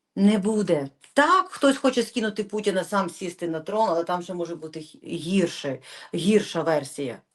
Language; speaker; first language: Ukrainian; native; Ukrainian